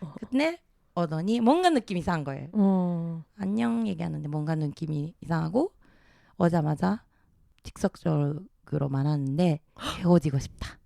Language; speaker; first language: Korean; early bilingual, heritage; Japanese